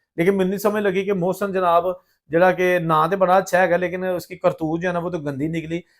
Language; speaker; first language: Urdu; non-native, local second language; Punjabi